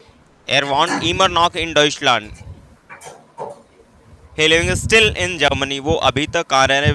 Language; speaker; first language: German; non-native, learner; Hindi